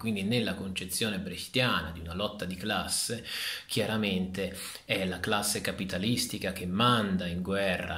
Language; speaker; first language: Italian; native; Italian